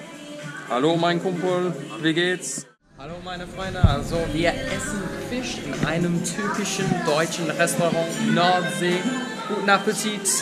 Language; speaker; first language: German; non-native, learner; English